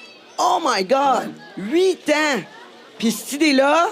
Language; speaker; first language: French; native; French